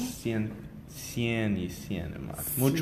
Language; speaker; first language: Spanish; non-native, learner; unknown